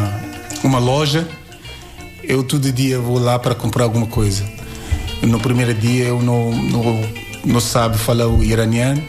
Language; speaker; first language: Portuguese; non-native, learner; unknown